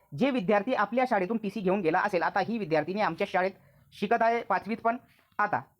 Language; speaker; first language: Marathi; non-native, local second language; Urdu